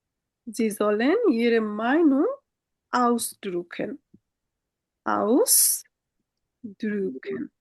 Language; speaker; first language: German; non-native, fluent; Bangla